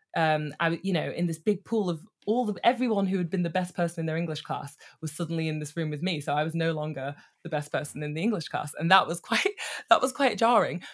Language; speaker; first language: English; native; English